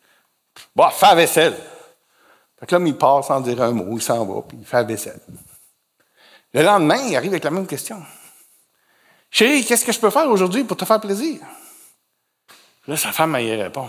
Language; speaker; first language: French; native; French